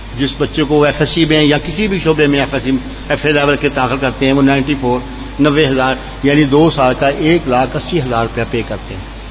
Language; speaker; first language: Urdu; native; Urdu